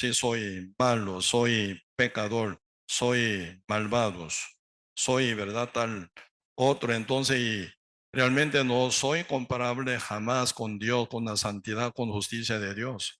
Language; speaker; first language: Spanish; non-native, learner; Korean